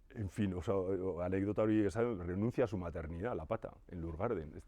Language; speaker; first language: Spanish; non-native, local second language; Basque